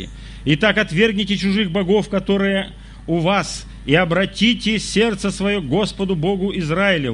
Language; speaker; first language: Russian; native; Russian